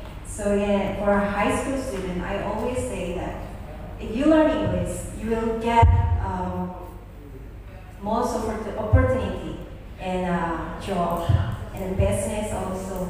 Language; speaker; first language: English; non-native, fluent; Indonesian